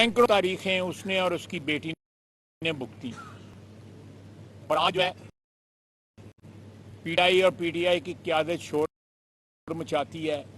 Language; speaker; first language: Urdu; non-native, local second language; Punjabi